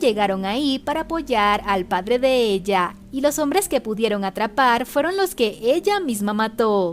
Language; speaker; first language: Spanish; native; Spanish